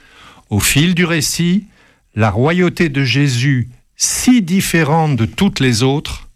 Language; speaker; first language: French; native; French